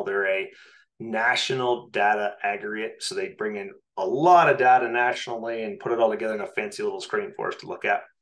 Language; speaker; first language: English; native; English